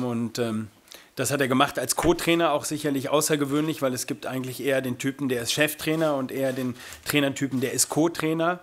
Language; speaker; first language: German; native; German